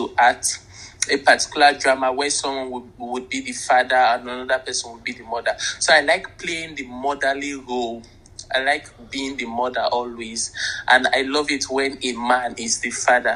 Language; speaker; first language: English; non-native, local second language; Igbo